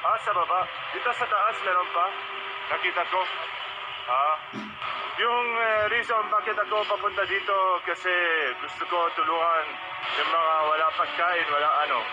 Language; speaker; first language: Filipino; non-native, learner; Arabic